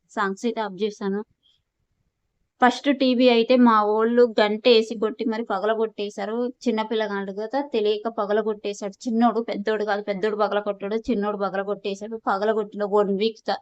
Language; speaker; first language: Telugu; native; Telugu